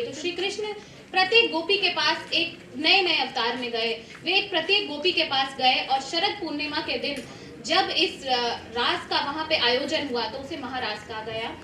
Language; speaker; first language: Hindi; native; Hindi